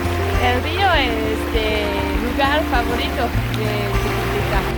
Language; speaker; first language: Spanish; non-native, learner; Dutch